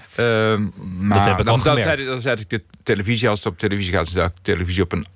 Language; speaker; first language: Dutch; native; Dutch